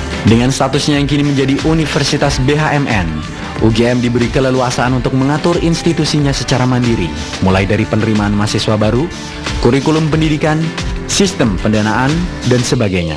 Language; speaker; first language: Indonesian; native; Indonesian